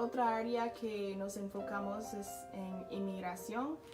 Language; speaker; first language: Spanish; non-native, fluent; English